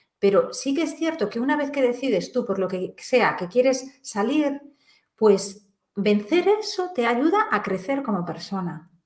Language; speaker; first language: Spanish; native; Spanish